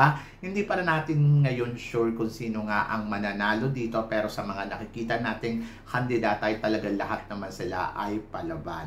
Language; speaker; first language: Filipino; native; Filipino